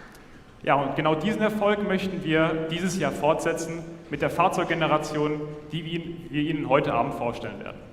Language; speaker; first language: German; native; German